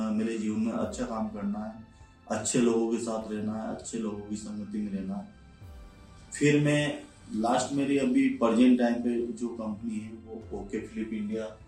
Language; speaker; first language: Hindi; native; Hindi